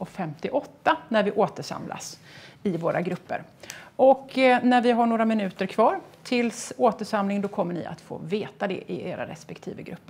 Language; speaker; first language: Swedish; native; Swedish